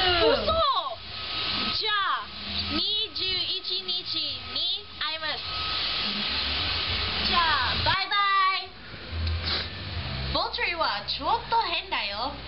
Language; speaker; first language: Japanese; non-native, learner; English